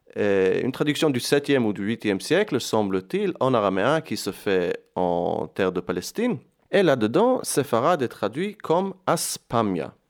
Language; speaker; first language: French; non-native, fluent; Hebrew